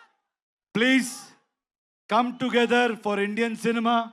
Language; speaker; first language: Telugu; non-native, learner; Kannada